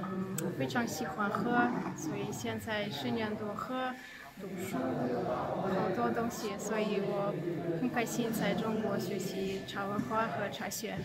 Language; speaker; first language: Chinese; non-native, learner; Russian